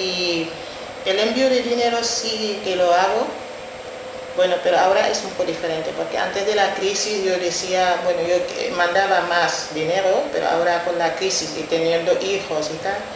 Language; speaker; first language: Spanish; non-native, fluent; Wolof